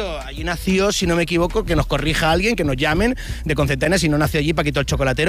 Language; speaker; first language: Spanish; native; Spanish